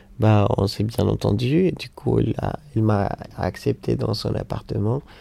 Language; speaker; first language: French; non-native, fluent; Spanish